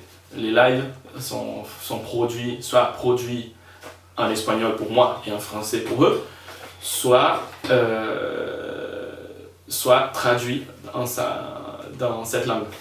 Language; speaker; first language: French; non-native, fluent; Spanish